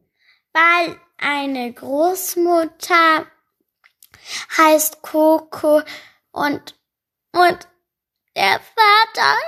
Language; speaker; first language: German; non-native, learner; Spanish